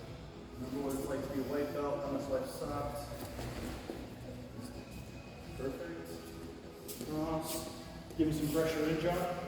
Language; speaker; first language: English; native; English